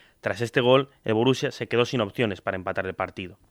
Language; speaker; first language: Spanish; native; Spanish